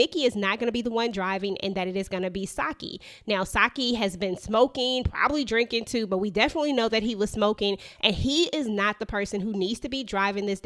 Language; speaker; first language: English; native; English